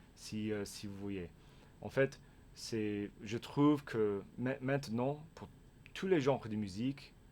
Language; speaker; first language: French; non-native, fluent; English